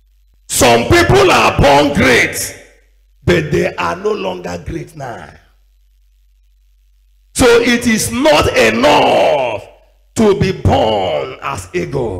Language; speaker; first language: English; non-native, local second language; Igbo